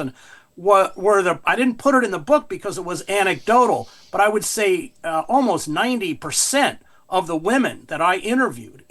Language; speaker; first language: English; native; English